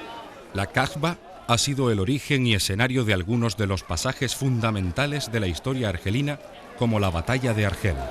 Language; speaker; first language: Spanish; native; Spanish